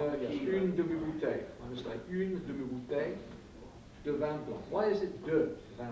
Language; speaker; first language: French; non-native, fluent; English